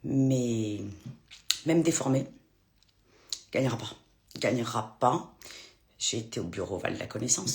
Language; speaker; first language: French; native; French